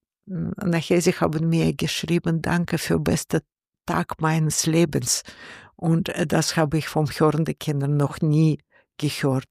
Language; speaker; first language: German; non-native, learner; Russian